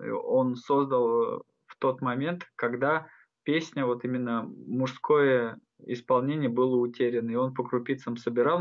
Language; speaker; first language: Russian; non-native, local second language; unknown